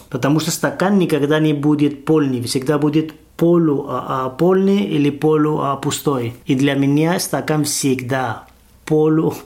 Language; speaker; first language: Russian; non-native, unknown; Spanish